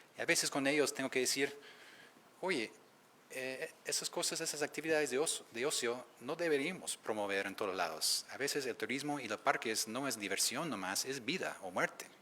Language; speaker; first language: Spanish; non-native, fluent; English